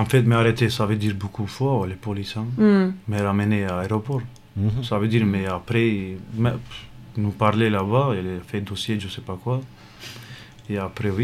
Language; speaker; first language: French; non-native, learner; Romany